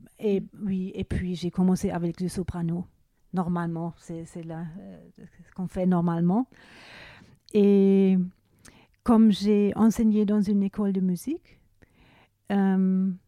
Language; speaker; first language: French; non-native, fluent; German